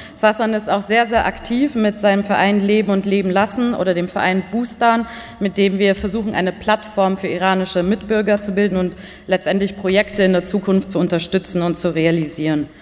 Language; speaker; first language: German; early bilingual, other home language; Persian